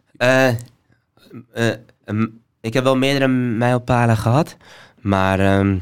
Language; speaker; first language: Dutch; early bilingual, other home language; Somali